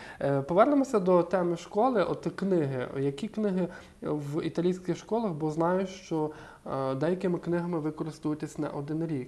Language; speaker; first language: Ukrainian; native; Ukrainian